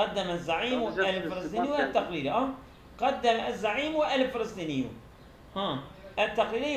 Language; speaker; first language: Arabic; non-native, fluent; Turkish